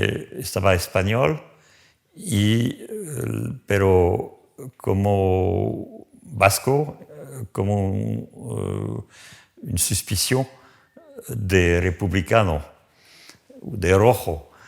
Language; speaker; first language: Spanish; non-native, fluent; French